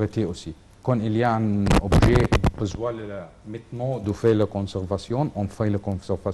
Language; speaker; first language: French; non-native, learner; Arabic